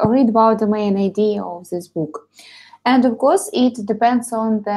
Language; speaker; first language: English; non-native, fluent; Russian